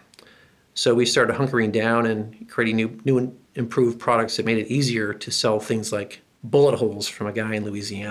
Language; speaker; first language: English; native; English